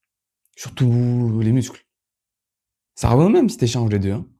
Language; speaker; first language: French; native; French